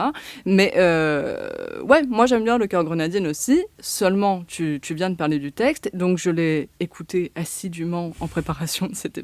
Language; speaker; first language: French; native; French